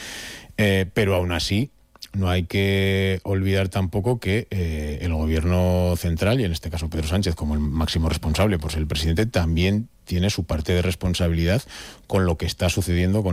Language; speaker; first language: Spanish; native; Spanish